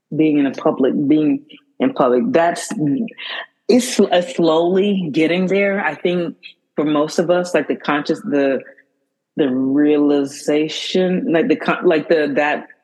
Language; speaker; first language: English; native; English